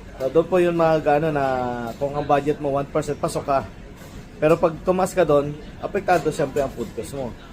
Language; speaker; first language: Filipino; native; Filipino